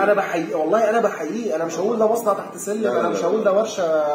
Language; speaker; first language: Arabic; native; Arabic